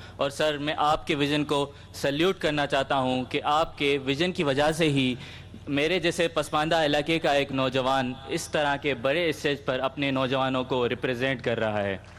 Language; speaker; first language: Urdu; non-native, local second language; Baluchi